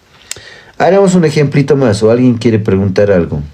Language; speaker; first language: Spanish; native; Spanish